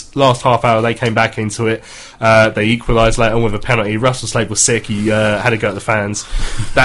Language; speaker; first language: English; native; English